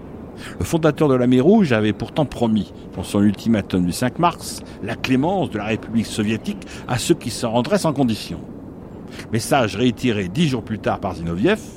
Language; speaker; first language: French; native; French